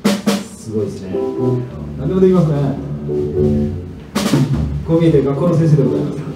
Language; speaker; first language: Japanese; native; Japanese